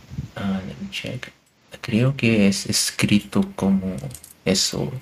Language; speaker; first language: Spanish; non-native, learner; German